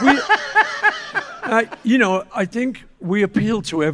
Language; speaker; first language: English; native; English